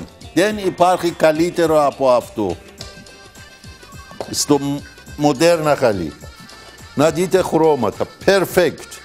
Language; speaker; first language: Greek; non-native, learner; Persian